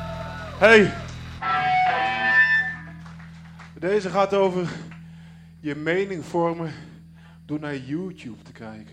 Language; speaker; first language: Dutch; native; Dutch